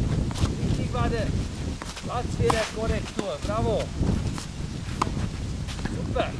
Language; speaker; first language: German; non-native, learner; Hungarian